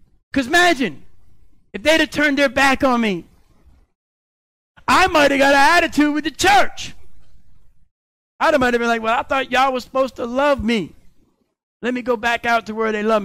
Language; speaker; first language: English; native; English